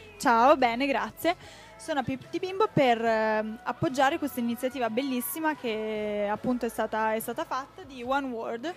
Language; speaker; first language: Italian; native; Italian